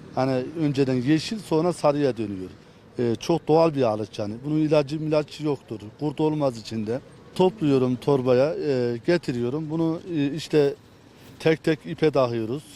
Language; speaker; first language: Turkish; native; Turkish